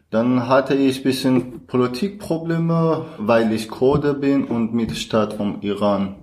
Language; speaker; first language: German; non-native, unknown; Kurdish